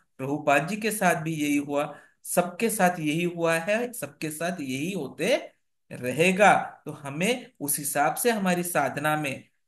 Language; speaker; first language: Hindi; non-native, local second language; Marathi